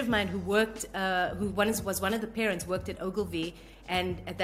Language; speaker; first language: English; native; English